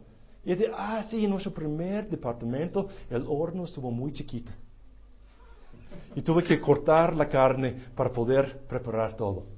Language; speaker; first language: Spanish; non-native, fluent; English